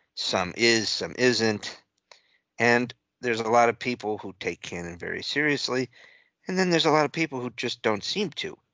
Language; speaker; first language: English; native; English